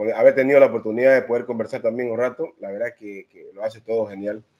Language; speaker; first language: Spanish; native; Spanish